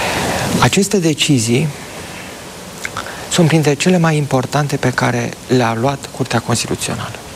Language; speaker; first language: Romanian; native; Romanian